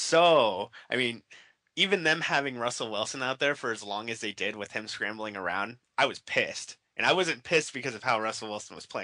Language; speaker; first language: English; native; English